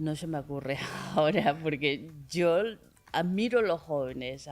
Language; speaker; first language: Spanish; non-native, learner; Chinese